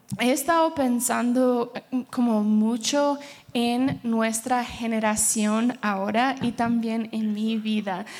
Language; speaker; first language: Spanish; early bilingual, heritage; Spanish